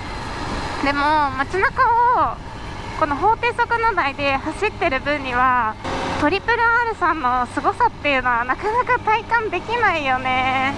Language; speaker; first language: Japanese; native; Japanese